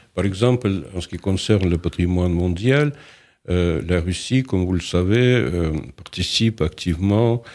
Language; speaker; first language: French; non-native, fluent; Russian